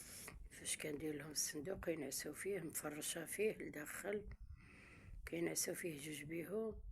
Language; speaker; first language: Arabic; native; Arabic